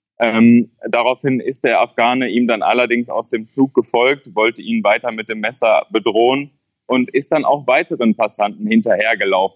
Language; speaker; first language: German; native; German